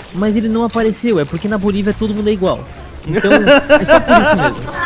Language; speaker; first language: Portuguese; native; Portuguese